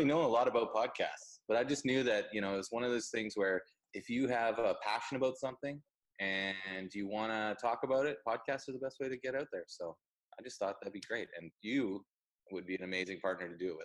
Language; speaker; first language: English; native; English